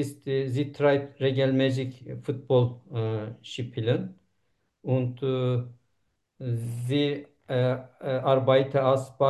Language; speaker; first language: German; non-native, learner; Turkish